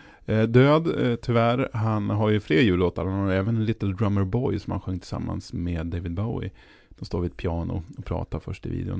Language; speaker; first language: Swedish; native; Swedish